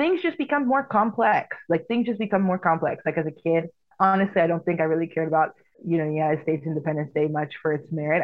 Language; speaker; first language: English; early bilingual, other home language; Igbo